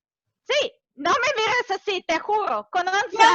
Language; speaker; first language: Spanish; non-native, fluent; Serbian